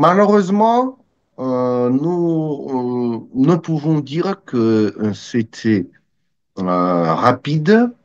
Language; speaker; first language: French; non-native, fluent; Russian